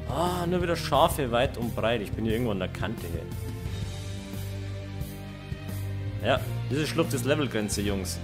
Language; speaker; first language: German; native; German